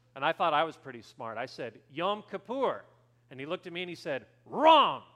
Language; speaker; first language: English; native; English